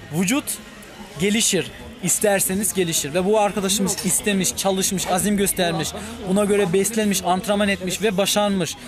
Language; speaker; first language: Turkish; early bilingual, heritage; Turkish